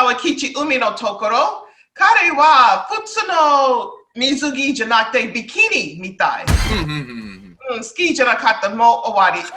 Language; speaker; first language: Japanese; non-native, learner; English